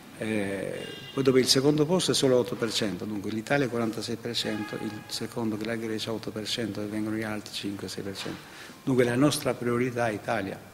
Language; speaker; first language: Italian; non-native, fluent; Albanian